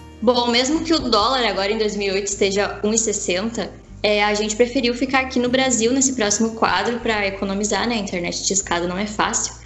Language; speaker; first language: Portuguese; native; Portuguese